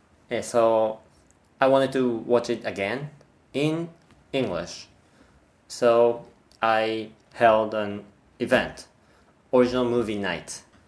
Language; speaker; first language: English; non-native, fluent; Japanese